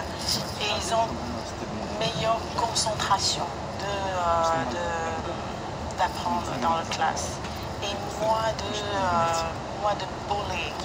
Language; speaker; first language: French; non-native, fluent; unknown